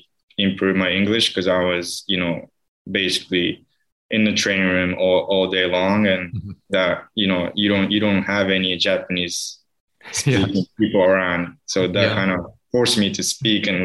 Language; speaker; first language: English; non-native, fluent; Japanese